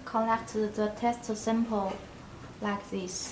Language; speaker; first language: English; non-native, learner; Chinese